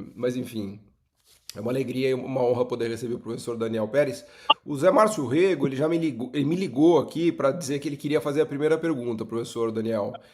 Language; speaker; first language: Portuguese; native; Portuguese